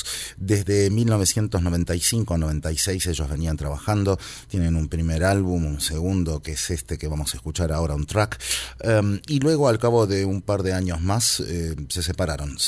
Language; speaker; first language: Spanish; native; Spanish